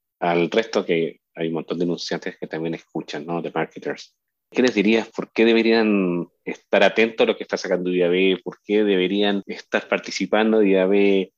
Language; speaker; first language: Spanish; native; Spanish